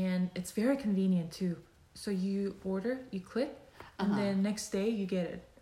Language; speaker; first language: English; non-native, fluent; Korean